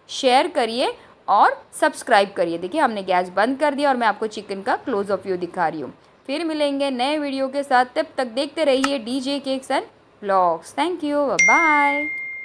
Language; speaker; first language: Hindi; non-native, local second language; Marathi